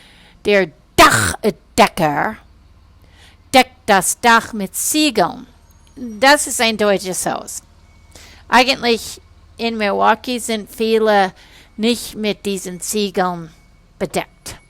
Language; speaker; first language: German; non-native, fluent; English